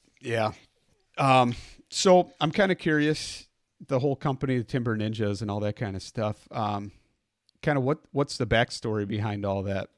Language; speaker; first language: English; native; English